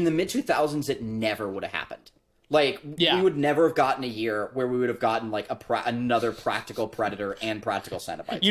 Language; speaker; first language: English; native; English